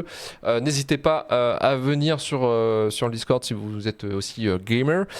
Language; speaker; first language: French; native; French